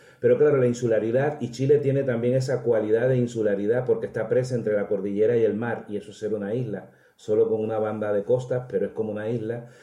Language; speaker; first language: Spanish; native; Spanish